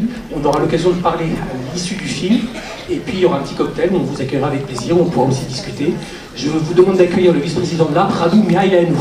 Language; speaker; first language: French; native; French